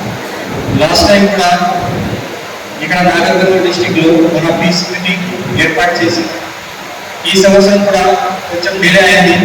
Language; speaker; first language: Telugu; non-native, fluent; Marathi